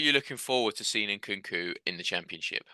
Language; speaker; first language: English; native; English